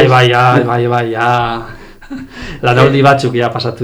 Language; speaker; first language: Basque; non-native, local second language; Spanish